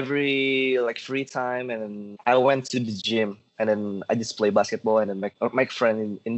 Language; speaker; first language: English; non-native, learner; Indonesian